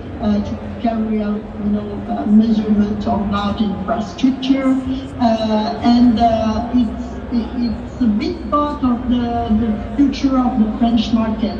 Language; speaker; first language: English; non-native, learner; French